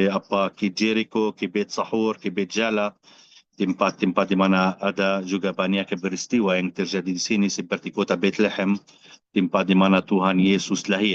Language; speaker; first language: Indonesian; non-native, fluent; Arabic